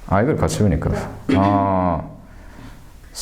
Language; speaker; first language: Russian; non-native, learner; Japanese